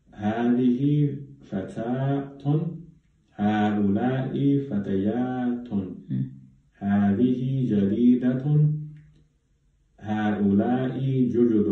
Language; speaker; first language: Arabic; non-native, learner; English